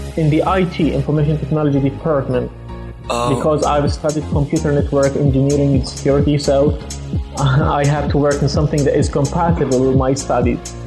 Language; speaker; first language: English; non-native, fluent; Arabic